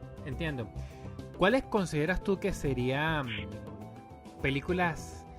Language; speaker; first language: Spanish; native; Spanish